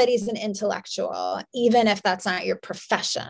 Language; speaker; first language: English; native; English